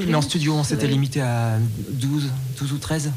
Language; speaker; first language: French; native; French